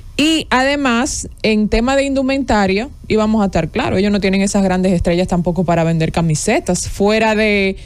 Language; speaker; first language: Spanish; native; Spanish